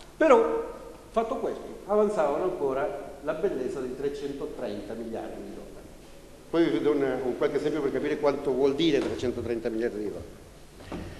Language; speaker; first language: Italian; non-native, fluent; Spanish